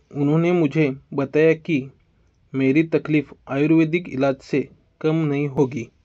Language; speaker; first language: Hindi; non-native, local second language; Marathi